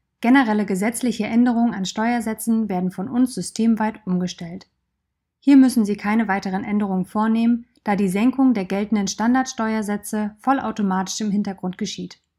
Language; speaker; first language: German; native; German